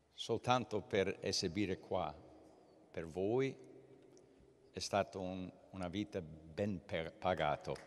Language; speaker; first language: Italian; early bilingual, heritage; English